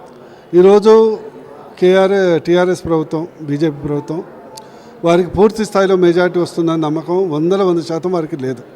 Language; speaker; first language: Telugu; native; Telugu